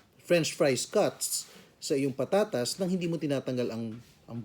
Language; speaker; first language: Filipino; native; Filipino